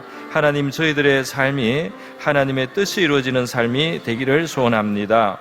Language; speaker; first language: Korean; native; Korean